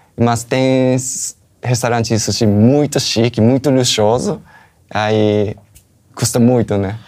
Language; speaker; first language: Portuguese; non-native, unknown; Japanese